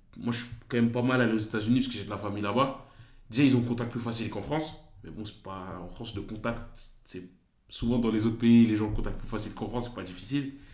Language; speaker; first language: French; native; French